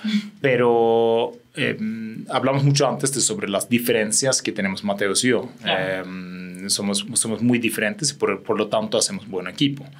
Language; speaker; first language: Spanish; non-native, fluent; Swedish